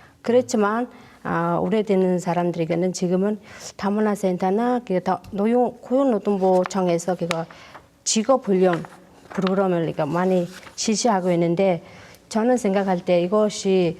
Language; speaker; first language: Korean; non-native, learner; Mongolian